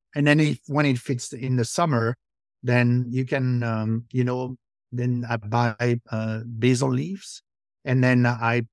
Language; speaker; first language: English; non-native, fluent; French